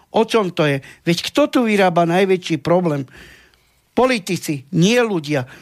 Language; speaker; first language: Slovak; non-native, local second language; Romany